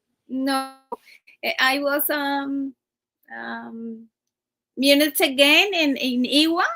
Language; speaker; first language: English; non-native, learner; Spanish